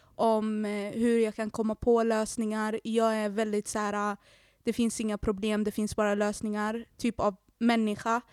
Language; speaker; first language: Swedish; native; Swedish